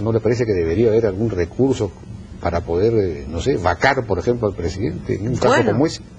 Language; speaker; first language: Spanish; native; Spanish